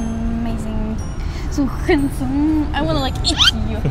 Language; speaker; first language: English; non-native, fluent; Polish